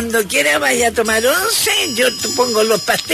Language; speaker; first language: Spanish; native; Spanish